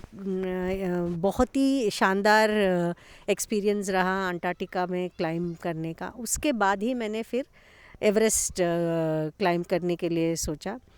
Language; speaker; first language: Hindi; non-native, local second language; Kannada